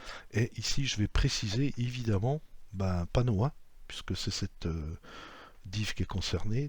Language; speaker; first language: French; native; French